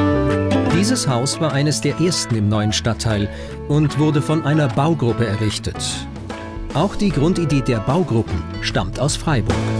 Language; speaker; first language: German; native; German